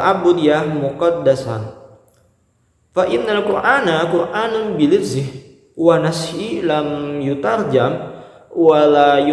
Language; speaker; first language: Arabic; non-native, learner; Indonesian